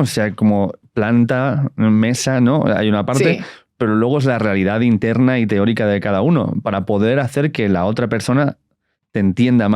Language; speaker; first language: Spanish; native; Spanish